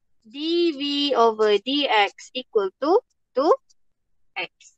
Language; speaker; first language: English; non-native, local second language; Malay